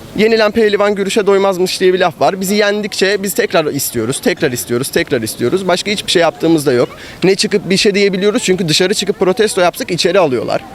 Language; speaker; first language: Turkish; native; Turkish